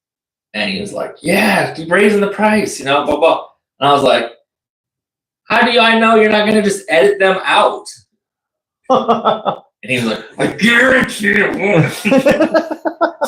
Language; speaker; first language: English; native; English